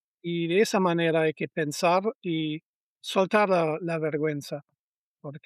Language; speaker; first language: Spanish; non-native, learner; German